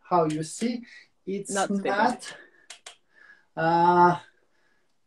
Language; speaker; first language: English; non-native, learner; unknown